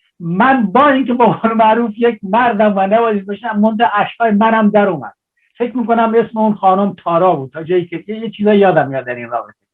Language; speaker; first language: Persian; non-native, local second language; Baluchi